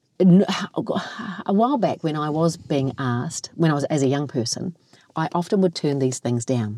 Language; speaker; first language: English; native; English